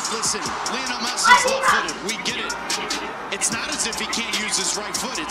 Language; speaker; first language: English; native; English